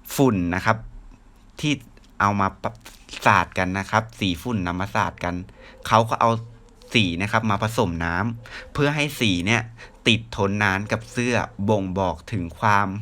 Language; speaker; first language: Thai; native; Thai